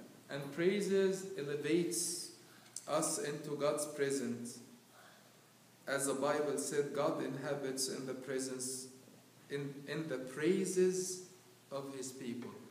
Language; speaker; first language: English; non-native, fluent; Arabic